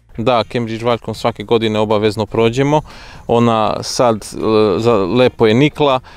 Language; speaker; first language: Croatian; non-native, local second language; Hungarian